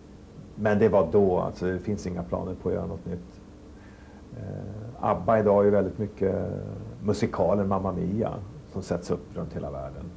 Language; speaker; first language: Swedish; native; Swedish